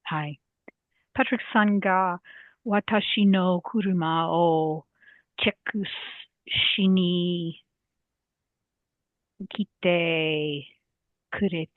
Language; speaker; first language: Japanese; non-native, learner; English